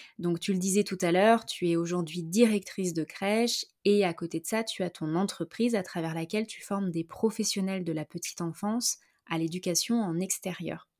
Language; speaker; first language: French; native; French